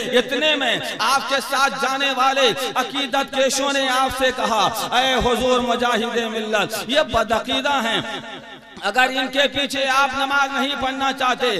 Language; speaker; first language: Urdu; native; Urdu